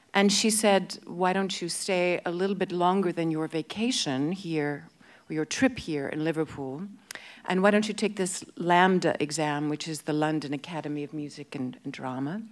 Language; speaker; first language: English; native; English